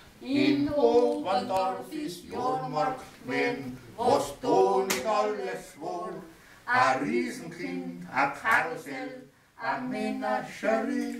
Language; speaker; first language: German; native; German